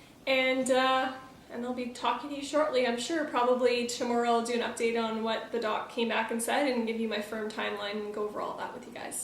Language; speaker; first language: English; native; English